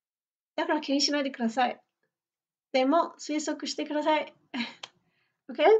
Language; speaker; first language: Japanese; non-native, fluent; English